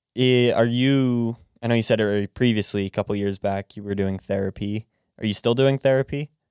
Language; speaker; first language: English; native; English